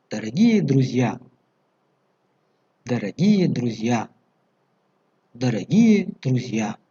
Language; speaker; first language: Russian; non-native, fluent; Tajik